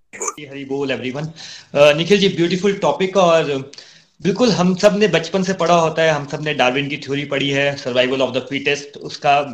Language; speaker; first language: Hindi; native; Hindi